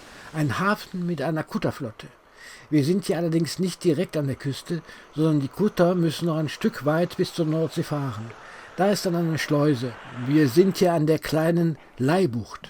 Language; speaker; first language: German; native; German